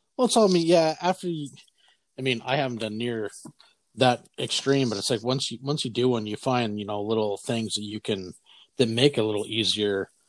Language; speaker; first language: English; native; English